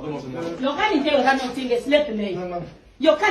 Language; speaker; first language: Swedish; non-native, learner; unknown